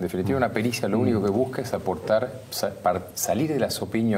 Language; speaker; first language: Spanish; native; Spanish